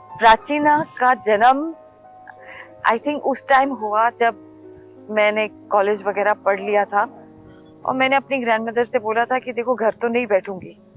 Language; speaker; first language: Hindi; native; Hindi